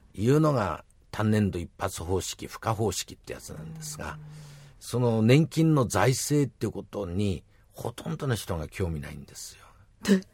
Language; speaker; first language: Japanese; native; Japanese